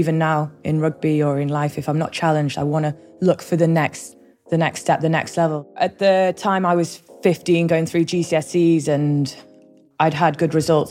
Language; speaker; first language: English; native; English